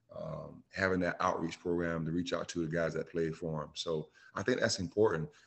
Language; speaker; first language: English; native; English